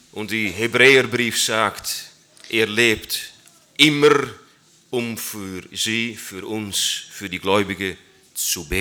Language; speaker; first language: German; non-native, learner; Dutch